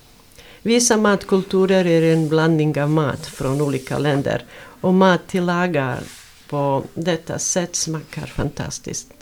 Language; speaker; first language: Swedish; non-native, fluent; Bosnian